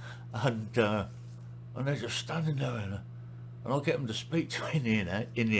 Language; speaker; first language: English; native; English